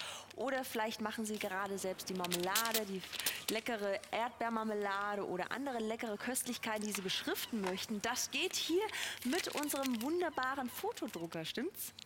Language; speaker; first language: German; native; German